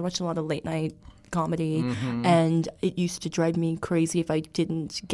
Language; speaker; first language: English; native; English